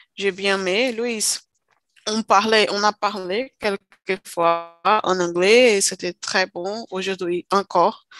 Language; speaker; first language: French; non-native, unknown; Portuguese